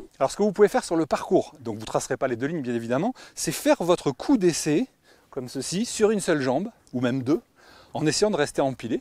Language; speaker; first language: French; native; French